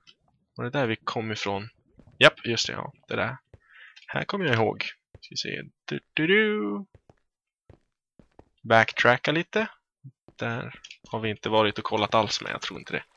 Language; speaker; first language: Swedish; native; Swedish